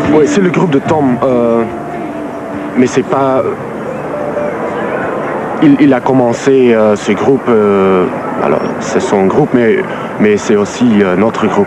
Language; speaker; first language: French; non-native, local second language; Dutch